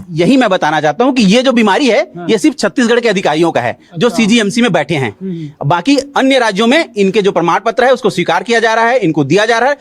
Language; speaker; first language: Hindi; native; Hindi